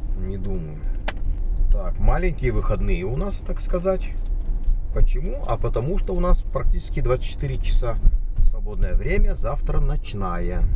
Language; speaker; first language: Russian; native; Russian